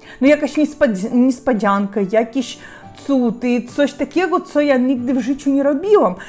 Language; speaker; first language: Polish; non-native, learner; Russian